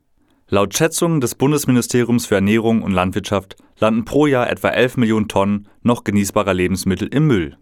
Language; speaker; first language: German; native; German